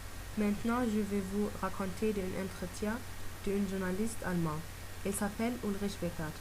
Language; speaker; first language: French; non-native, learner; German